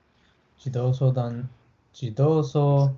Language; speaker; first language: Japanese; non-native, learner; English